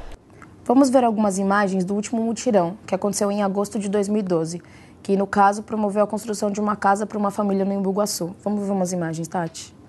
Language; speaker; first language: Portuguese; native; Portuguese